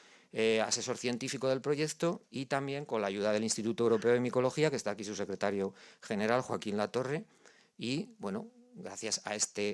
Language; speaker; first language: Spanish; native; Spanish